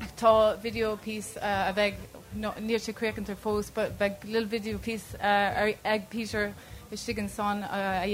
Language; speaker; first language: Irish; non-native, local second language; English